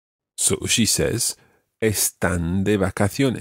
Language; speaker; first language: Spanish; non-native, fluent; English